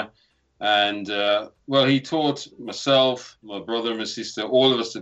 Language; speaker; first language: English; native; English